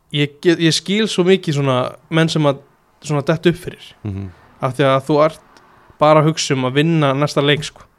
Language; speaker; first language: Icelandic; native; Icelandic